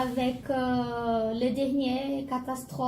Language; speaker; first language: French; non-native, learner; Portuguese